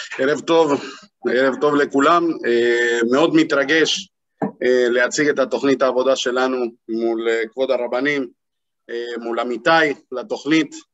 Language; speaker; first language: Hebrew; non-native, fluent; Spanish